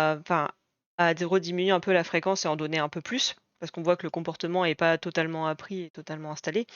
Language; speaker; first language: French; native; French